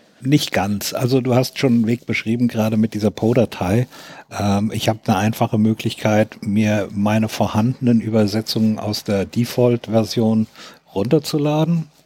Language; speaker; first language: German; native; German